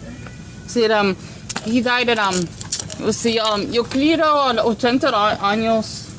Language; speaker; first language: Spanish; non-native, learner; English